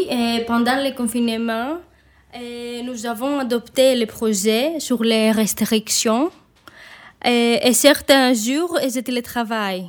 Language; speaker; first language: French; non-native, fluent; Greek